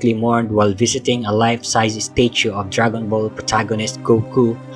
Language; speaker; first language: English; non-native, local second language; Filipino